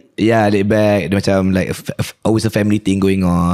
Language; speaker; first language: English; non-native, local second language; Malay